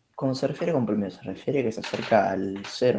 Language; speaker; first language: Spanish; native; Spanish